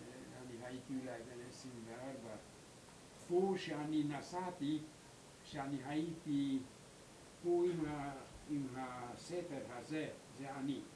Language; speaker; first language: Hebrew; non-native, learner; German